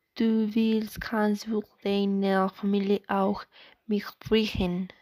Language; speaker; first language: German; non-native, learner; Spanish